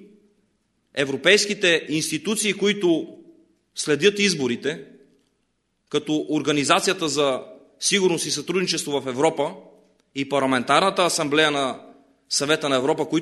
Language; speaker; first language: Bulgarian; native; Bulgarian